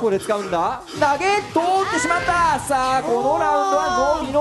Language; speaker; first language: Japanese; native; Japanese